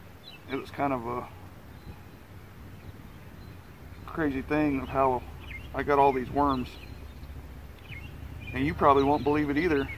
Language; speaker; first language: English; native; English